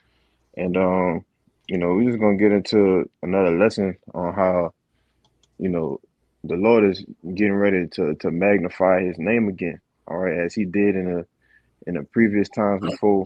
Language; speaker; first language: English; native; English